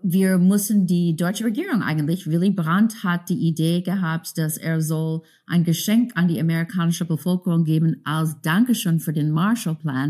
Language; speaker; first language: German; non-native, fluent; English